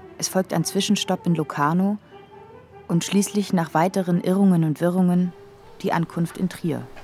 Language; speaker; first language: German; native; German